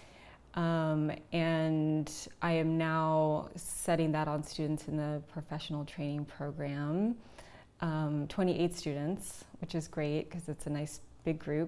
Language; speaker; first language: English; native; English